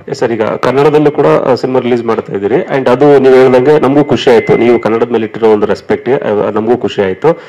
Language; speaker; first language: Kannada; native; Kannada